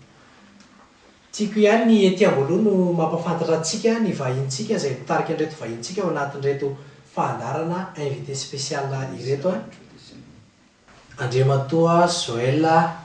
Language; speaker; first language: Malagasy; native; Malagasy